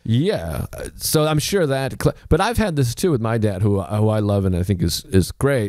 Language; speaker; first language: English; native; English